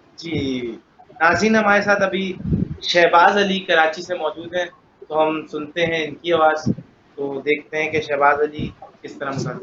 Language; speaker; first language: Urdu; native; Urdu